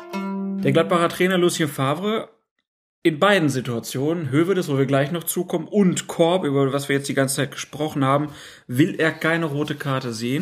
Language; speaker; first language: German; native; German